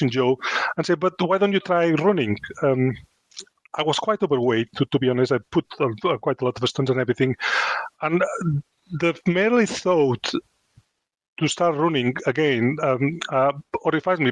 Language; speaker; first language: English; non-native, fluent; Spanish